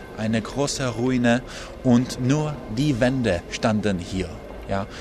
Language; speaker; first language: German; non-native, fluent; Czech